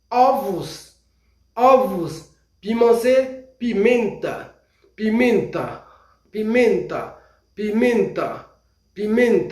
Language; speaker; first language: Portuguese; non-native, fluent; Haitian Creole